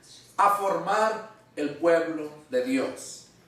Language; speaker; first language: Spanish; native; Spanish